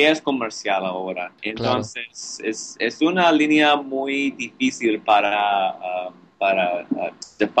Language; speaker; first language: Spanish; non-native, learner; English